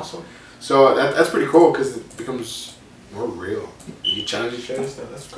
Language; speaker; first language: English; native; English